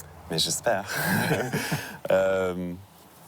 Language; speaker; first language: French; non-native, local second language; English